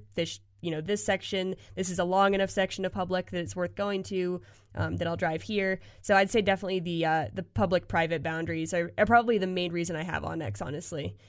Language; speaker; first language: English; native; English